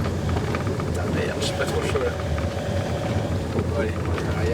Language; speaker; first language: French; native; French